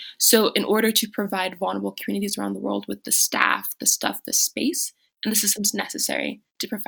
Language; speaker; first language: English; non-native, local second language; French